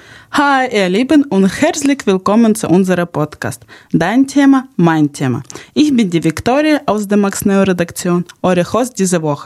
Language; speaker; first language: German; non-native, fluent; Ukrainian